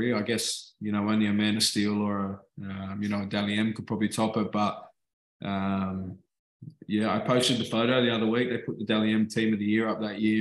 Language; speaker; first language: English; native; English